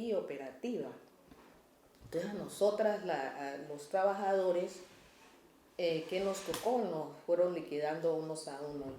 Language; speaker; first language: Spanish; native; Spanish